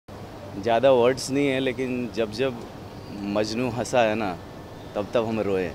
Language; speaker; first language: Hindi; native; Hindi